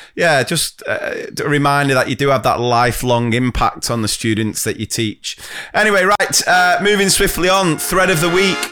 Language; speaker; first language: English; native; English